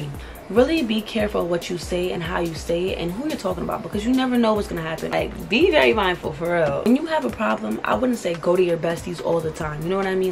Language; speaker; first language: English; native; English